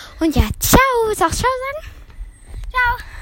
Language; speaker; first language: German; native; German